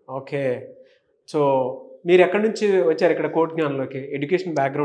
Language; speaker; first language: Telugu; native; Telugu